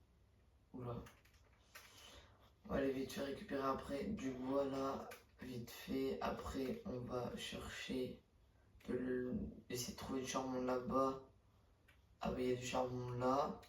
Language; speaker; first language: French; native; French